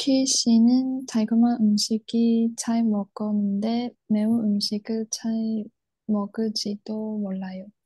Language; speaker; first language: Korean; non-native, learner; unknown